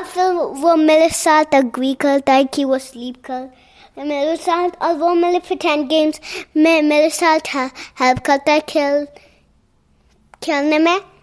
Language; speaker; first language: Hindi; early bilingual, heritage; Hindi